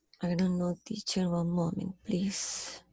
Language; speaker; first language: English; non-native, learner; Spanish